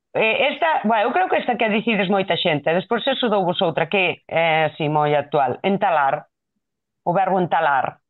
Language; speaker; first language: Galician; non-native, local second language; Spanish